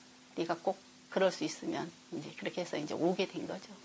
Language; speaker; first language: Korean; native; Korean